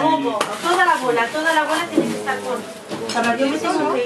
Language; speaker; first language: Spanish; native; Spanish